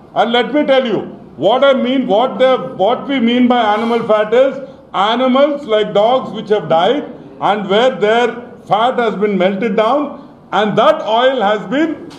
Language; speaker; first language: English; non-native, local second language; Telugu